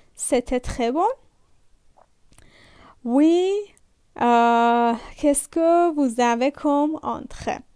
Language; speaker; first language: French; non-native, fluent; Persian